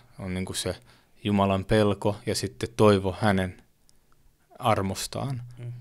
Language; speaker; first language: Finnish; early bilingual, other home language; Oromo